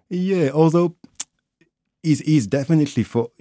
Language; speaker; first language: English; non-native, fluent; French